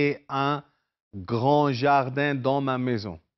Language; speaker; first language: French; non-native, learner; Urdu